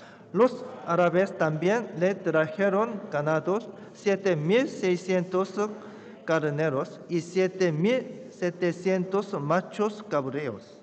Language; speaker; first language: Spanish; non-native, fluent; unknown